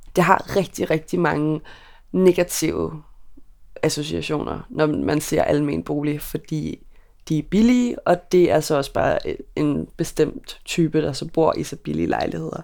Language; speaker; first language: Danish; native; Danish